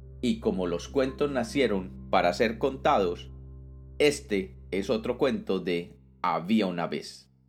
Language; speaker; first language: Spanish; native; Spanish